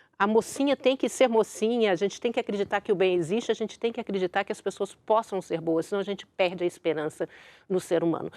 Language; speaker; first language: Portuguese; native; Portuguese